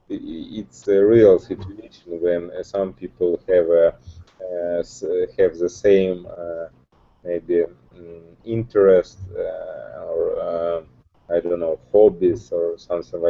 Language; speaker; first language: English; non-native, learner; Russian